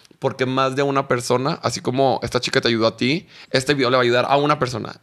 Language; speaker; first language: Spanish; native; Spanish